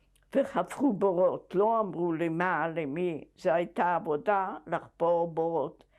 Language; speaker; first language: Hebrew; non-native, fluent; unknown